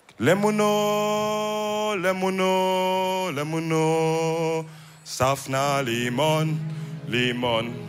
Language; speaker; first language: German; early bilingual, other home language; Wolof